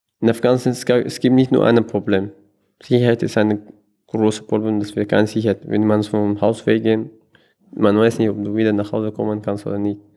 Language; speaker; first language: German; non-native, learner; Persian